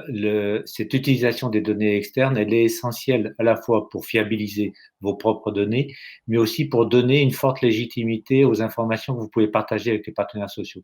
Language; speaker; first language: French; native; French